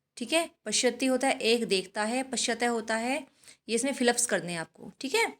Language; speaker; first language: Hindi; native; Hindi